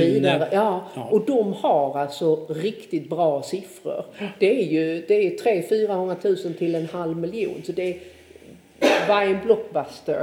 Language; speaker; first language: Swedish; native; Swedish